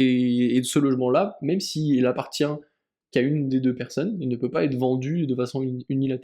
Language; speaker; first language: French; native; French